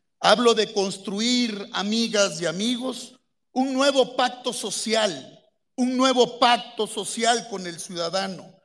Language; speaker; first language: Spanish; native; Spanish